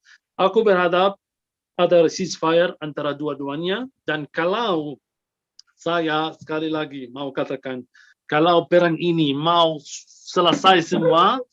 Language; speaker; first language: Indonesian; non-native, fluent; Arabic